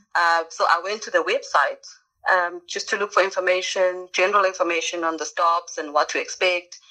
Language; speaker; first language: English; non-native, local second language; Zulu